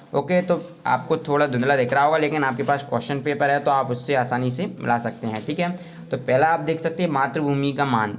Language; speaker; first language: Hindi; native; Hindi